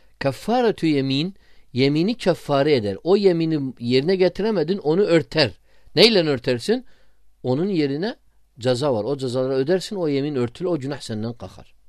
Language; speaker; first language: Turkish; non-native, fluent; Arabic